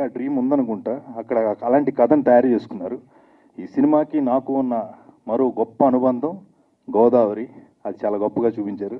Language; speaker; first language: Telugu; native; Telugu